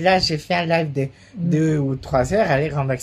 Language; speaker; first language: French; native; French